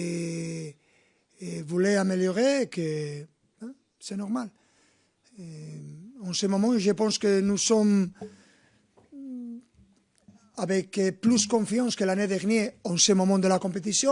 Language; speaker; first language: French; non-native, fluent; Spanish